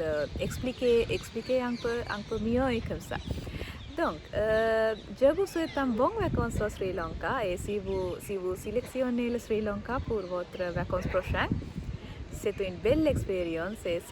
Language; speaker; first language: French; non-native, learner; Sinhala